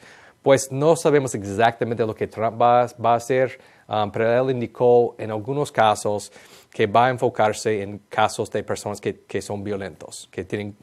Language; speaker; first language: Spanish; non-native, fluent; English